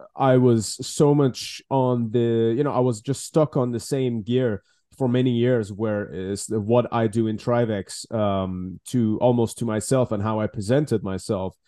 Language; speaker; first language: English; non-native, fluent; Persian